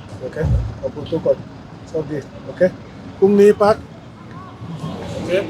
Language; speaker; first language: Thai; non-native, learner; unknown